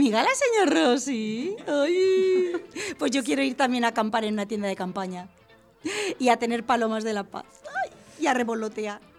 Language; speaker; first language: Spanish; native; Spanish